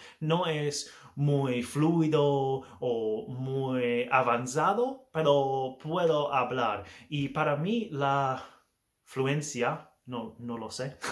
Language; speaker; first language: Spanish; non-native, learner; English